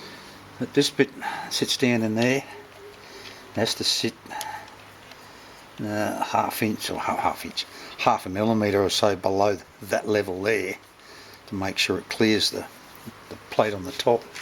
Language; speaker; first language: English; native; English